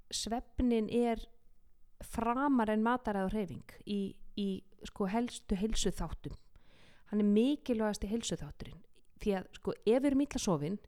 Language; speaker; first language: Icelandic; native; Icelandic